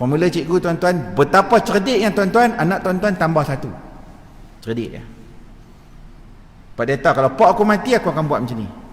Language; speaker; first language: Malay; native; Malay